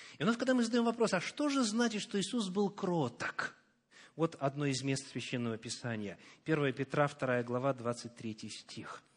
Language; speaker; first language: Russian; native; Russian